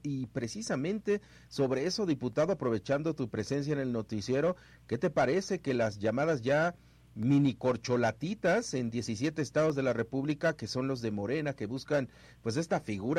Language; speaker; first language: Spanish; native; Spanish